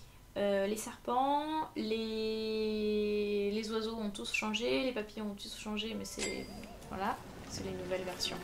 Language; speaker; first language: French; native; French